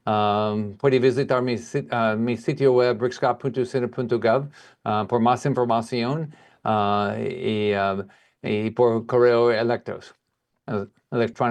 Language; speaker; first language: Spanish; non-native, learner; English